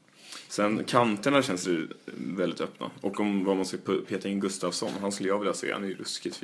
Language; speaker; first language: Swedish; native; Swedish